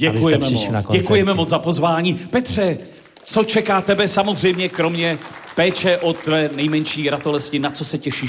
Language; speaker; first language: Czech; native; Czech